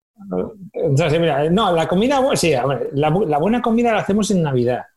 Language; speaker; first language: Spanish; native; Spanish